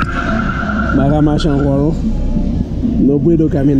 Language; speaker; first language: Spanish; non-native, learner; Haitian Creole